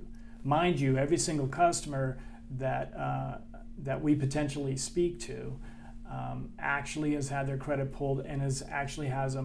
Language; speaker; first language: English; native; English